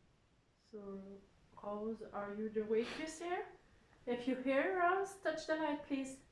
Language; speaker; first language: English; non-native, learner; French